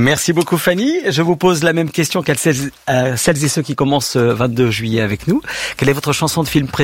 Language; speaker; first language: French; native; French